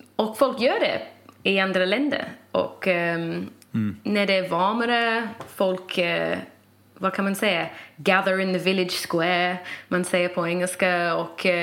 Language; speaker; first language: Swedish; non-native, fluent; English